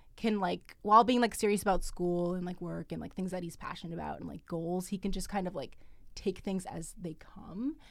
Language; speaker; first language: English; native; English